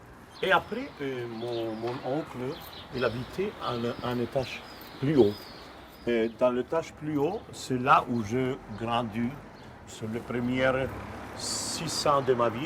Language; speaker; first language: French; non-native, fluent; Spanish